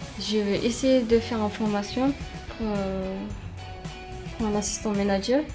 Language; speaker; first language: French; non-native, learner; Turkish